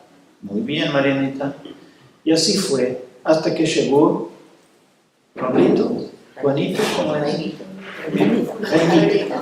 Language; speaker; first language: Spanish; non-native, fluent; Portuguese